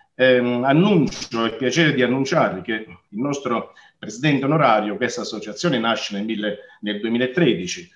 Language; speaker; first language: Italian; native; Italian